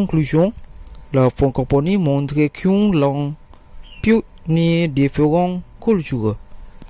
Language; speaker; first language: French; non-native, learner; Malay